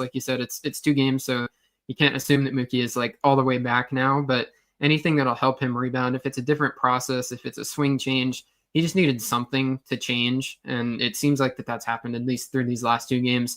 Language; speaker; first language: English; native; English